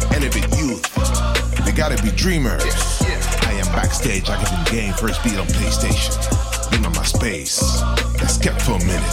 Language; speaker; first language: French; native; French